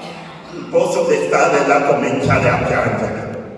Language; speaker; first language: Italian; non-native, fluent; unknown